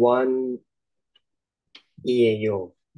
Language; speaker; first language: Korean; non-native, learner; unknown